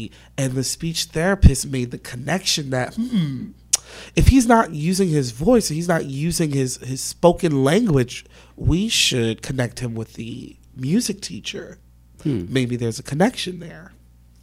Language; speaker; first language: English; native; English